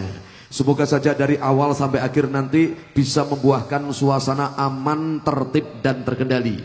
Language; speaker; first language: Indonesian; non-native, local second language; Javanese